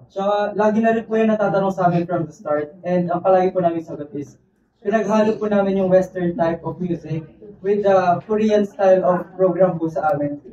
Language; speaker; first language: Filipino; non-native, local second language; Cebuano